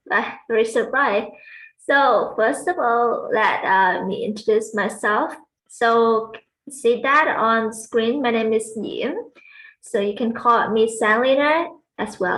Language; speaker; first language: English; non-native, fluent; Vietnamese